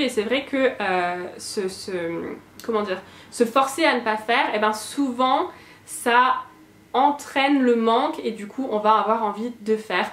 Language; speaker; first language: French; native; French